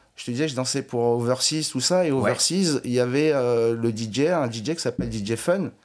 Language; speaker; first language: French; native; French